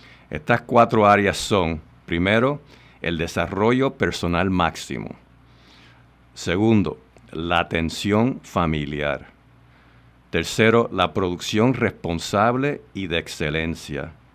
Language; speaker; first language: Spanish; native; Spanish